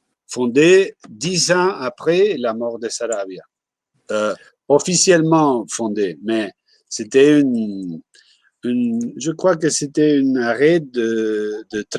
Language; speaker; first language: French; non-native, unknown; Spanish